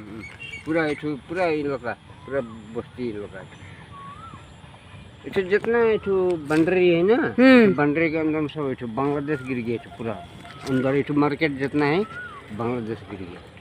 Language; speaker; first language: Hindi; non-native, local second language; Khasi